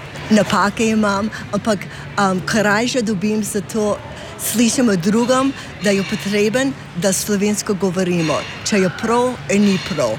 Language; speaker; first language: Slovenian; early bilingual, heritage; Slovenian